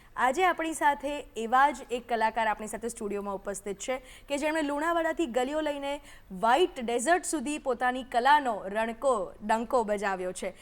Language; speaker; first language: Gujarati; native; Gujarati